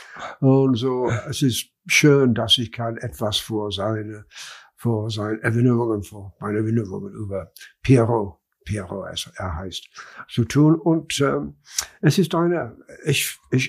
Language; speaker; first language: German; non-native, learner; English